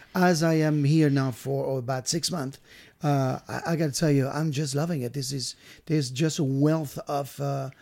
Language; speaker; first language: English; non-native, fluent; French